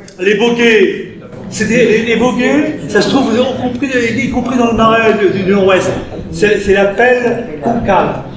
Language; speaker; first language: French; native; French